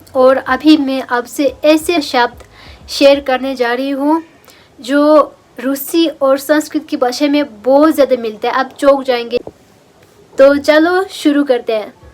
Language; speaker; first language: Hindi; non-native, local second language; Russian